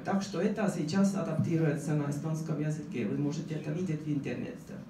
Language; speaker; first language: Russian; non-native, fluent; Estonian